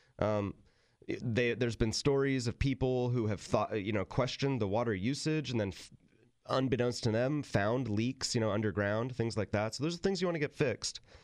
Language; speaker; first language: English; native; English